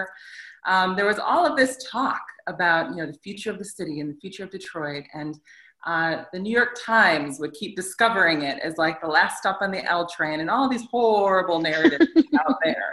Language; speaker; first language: English; native; English